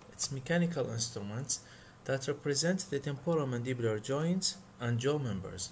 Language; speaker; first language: English; non-native, fluent; Arabic